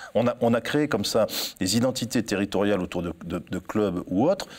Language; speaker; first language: French; native; French